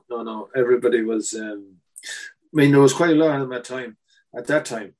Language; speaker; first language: English; native; English